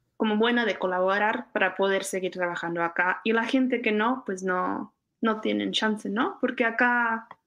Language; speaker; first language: Spanish; non-native, fluent; Czech